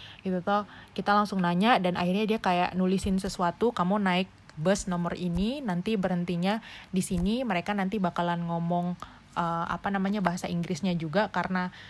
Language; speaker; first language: Indonesian; native; Indonesian